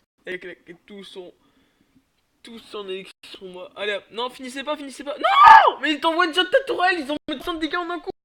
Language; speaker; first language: French; native; French